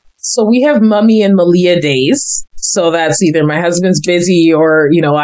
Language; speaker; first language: English; native; English